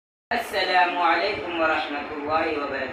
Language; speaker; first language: Arabic; non-native, learner; Urdu